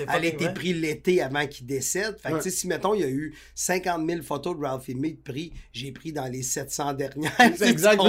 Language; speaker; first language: French; native; French